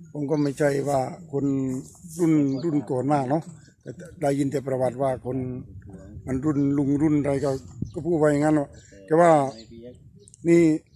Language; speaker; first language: Thai; native; Thai